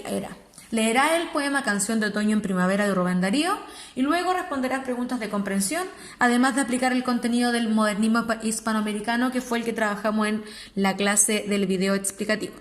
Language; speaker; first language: Spanish; native; Spanish